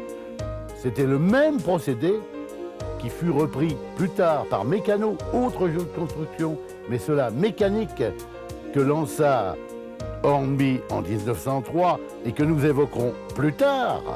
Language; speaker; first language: French; native; French